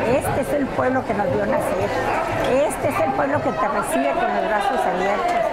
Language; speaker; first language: Spanish; native; Spanish